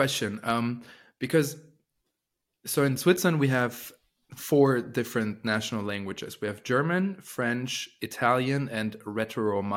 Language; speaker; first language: English; non-native, fluent; French